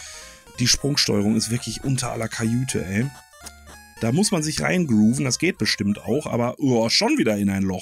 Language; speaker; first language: German; native; German